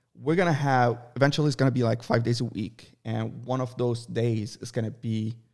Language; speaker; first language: English; non-native, fluent; Arabic